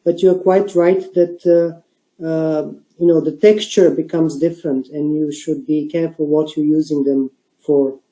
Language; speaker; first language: English; non-native, fluent; Bulgarian